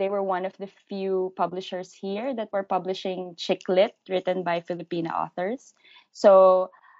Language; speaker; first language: English; native; English